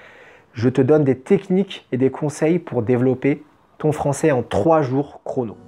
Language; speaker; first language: French; native; French